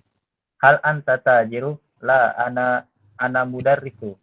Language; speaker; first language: Arabic; non-native, learner; Indonesian